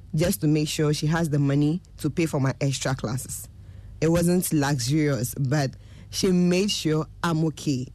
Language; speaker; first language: English; non-native, local second language; Akan